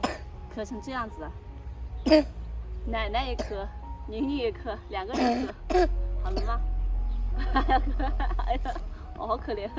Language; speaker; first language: Chinese; native; Chinese